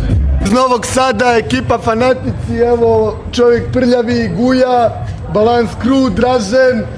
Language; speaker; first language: Bosnian; native; Bosnian